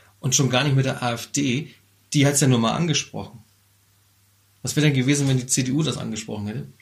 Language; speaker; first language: German; native; German